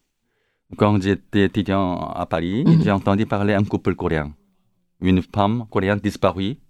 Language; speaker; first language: French; non-native, learner; Korean